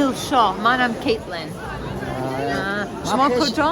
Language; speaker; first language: Persian; non-native, learner; English